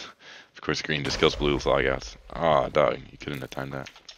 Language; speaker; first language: English; native; English